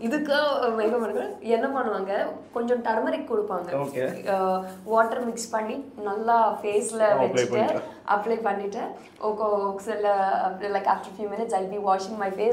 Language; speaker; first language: Tamil; non-native, learner; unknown